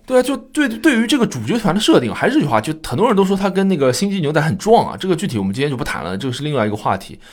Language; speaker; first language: Chinese; native; Chinese